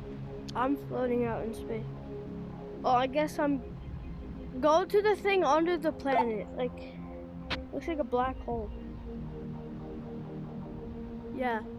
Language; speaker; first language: English; native; English